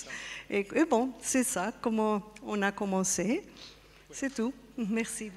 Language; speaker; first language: French; non-native, fluent; Spanish